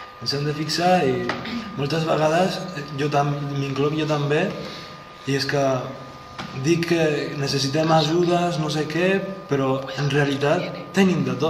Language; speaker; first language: Catalan; early bilingual, other home language; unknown